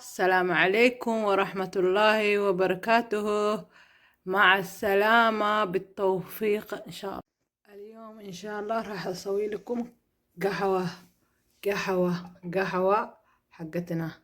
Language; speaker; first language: Arabic; non-native, learner; Somali